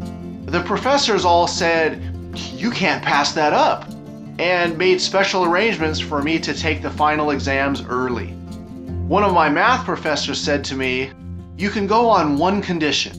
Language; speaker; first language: English; native; English